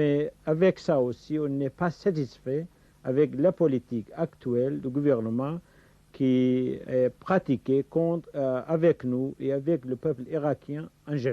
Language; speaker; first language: French; non-native, fluent; Kurdish